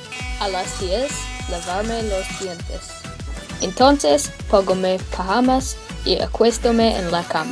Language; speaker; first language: Spanish; non-native, learner; English